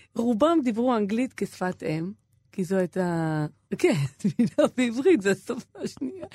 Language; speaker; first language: Hebrew; native; Hebrew